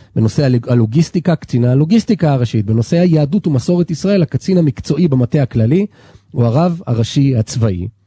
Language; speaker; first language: Hebrew; native; Hebrew